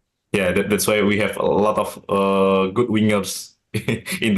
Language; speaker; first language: English; non-native, learner; Indonesian